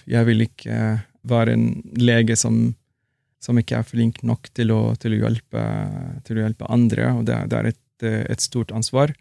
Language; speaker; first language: Norwegian; non-native, fluent; Arabic